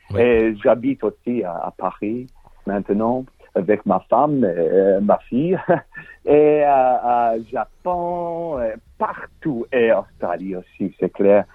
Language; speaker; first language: French; non-native, learner; English